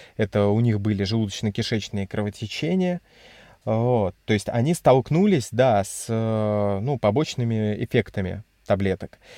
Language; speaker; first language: Russian; native; Russian